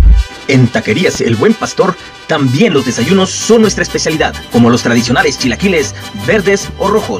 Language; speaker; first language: Spanish; native; Spanish